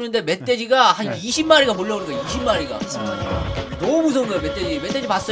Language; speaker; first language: Korean; native; Korean